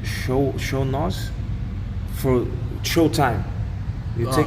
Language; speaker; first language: English; non-native, learner; Portuguese